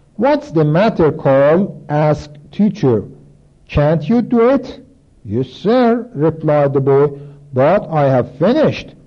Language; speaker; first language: English; non-native, fluent; Persian